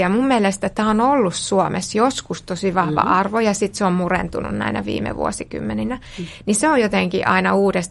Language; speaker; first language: Finnish; native; Finnish